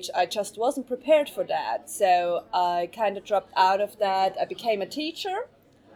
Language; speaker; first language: English; non-native, fluent; German